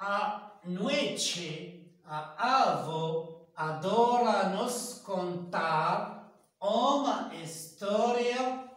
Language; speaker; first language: Portuguese; non-native, learner; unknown